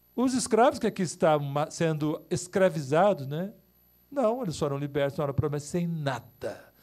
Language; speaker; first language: Portuguese; native; Portuguese